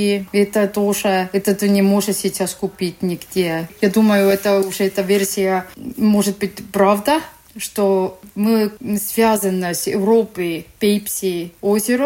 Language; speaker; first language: Russian; non-native, learner; Estonian